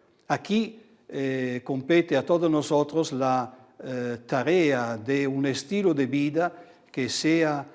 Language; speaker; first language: Spanish; non-native, fluent; Italian